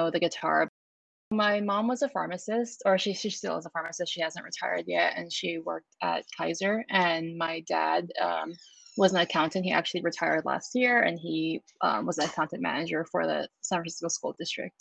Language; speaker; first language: English; native; English